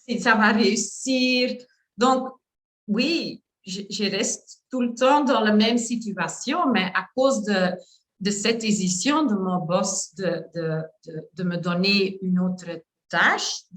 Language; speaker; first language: French; non-native, learner; Dutch